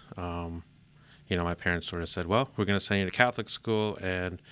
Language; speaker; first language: English; early bilingual, other home language; Filipino